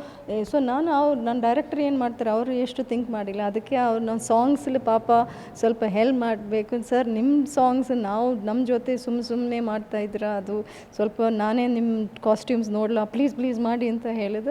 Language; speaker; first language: Kannada; early bilingual, heritage; English